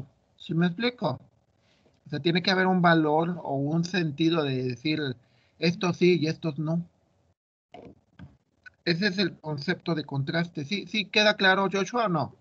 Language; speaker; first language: Spanish; native; Spanish